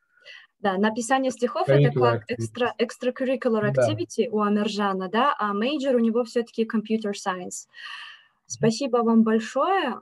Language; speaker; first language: Russian; native; Russian